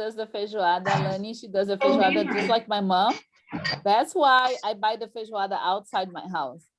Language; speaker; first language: English; non-native, fluent; Portuguese